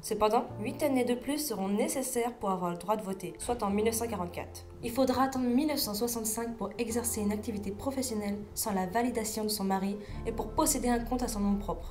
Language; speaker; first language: French; native; French